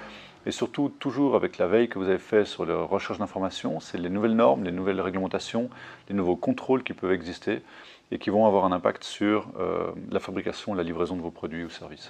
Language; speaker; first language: French; native; French